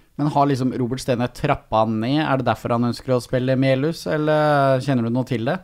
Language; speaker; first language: Norwegian; native; Norwegian